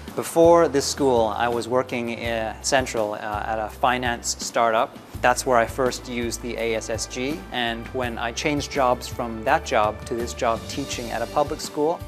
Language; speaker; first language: English; native; English